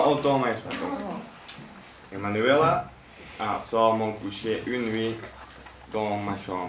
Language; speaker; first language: French; non-native, learner; Dutch